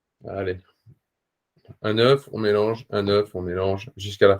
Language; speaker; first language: French; native; French